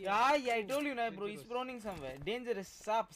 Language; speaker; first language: English; non-native, local second language; Hindi